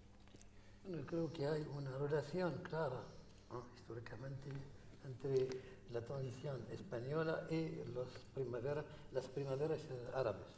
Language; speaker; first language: Spanish; non-native, fluent; Arabic